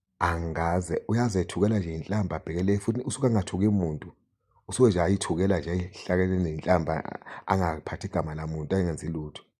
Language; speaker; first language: Zulu; native; Zulu